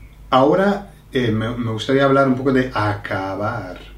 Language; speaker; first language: Spanish; non-native, learner; English